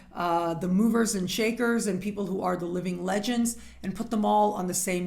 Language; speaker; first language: English; native; English